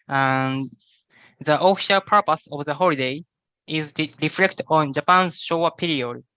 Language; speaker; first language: English; non-native, learner; Japanese